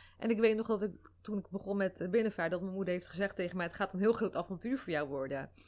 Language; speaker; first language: Dutch; early bilingual, other home language; Armenian